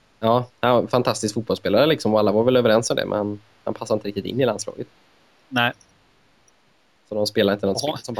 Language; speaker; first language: Swedish; native; Swedish